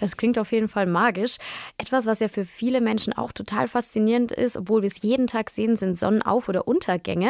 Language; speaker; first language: German; native; German